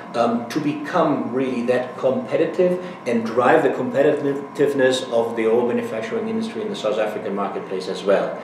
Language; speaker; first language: English; non-native, fluent; German